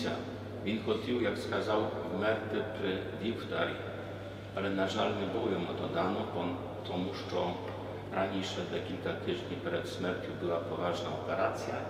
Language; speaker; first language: Ukrainian; non-native, fluent; Polish